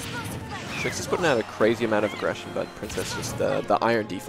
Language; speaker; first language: English; native; English